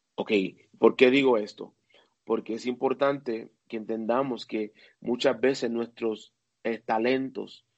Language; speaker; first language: Spanish; early bilingual, heritage; Spanish